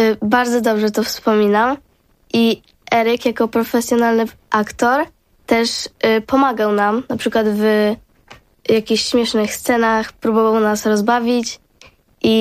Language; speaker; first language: Polish; non-native, learner; Ukrainian